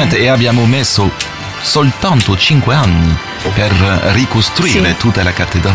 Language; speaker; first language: Italian; non-native, fluent; French